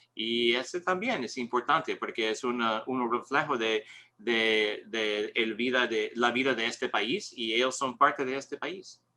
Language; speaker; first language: Spanish; non-native, learner; English